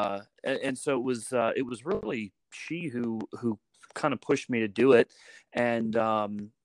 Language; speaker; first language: English; native; English